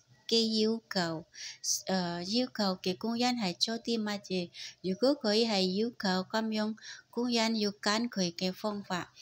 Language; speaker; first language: Cantonese; non-native, fluent; Indonesian